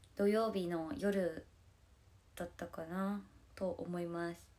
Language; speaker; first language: Japanese; native; Japanese